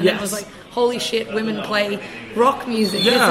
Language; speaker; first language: English; native; English